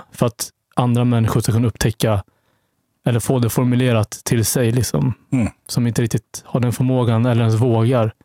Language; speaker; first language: Swedish; native; Swedish